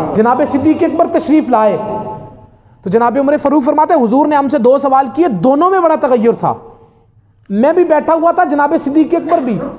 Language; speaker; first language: Urdu; non-native, local second language; Punjabi